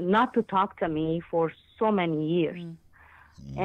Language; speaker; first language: English; non-native, fluent; Arabic